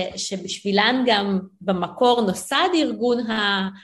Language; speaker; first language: Hebrew; early bilingual, other home language; Ukrainian